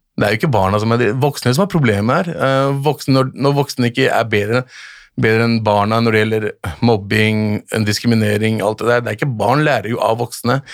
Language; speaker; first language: Norwegian; early bilingual, other home language; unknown